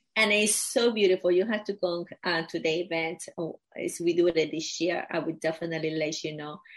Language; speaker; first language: English; non-native, fluent; Spanish